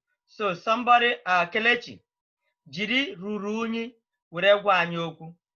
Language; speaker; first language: Igbo; native; Igbo